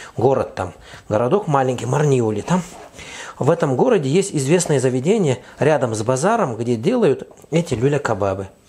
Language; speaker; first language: Russian; non-native, fluent; Azerbaijani